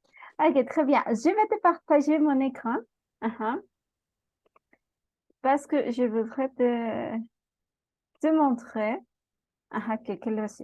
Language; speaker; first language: French; non-native, fluent; Spanish